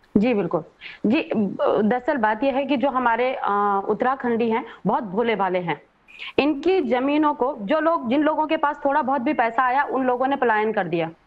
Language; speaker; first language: Hindi; native; Hindi